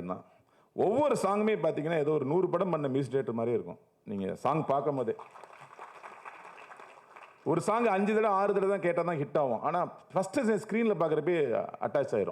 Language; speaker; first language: Tamil; native; Tamil